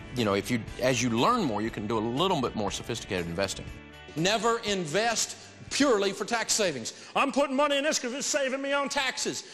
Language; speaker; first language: English; native; English